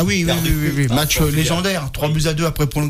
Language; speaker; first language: French; native; French